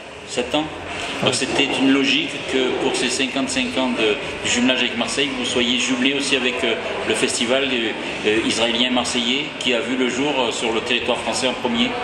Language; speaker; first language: French; native; French